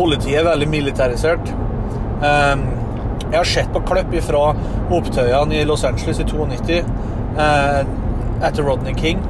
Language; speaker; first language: Norwegian; native; Norwegian